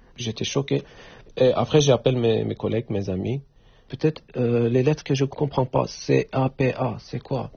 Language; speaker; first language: French; non-native, learner; Turkish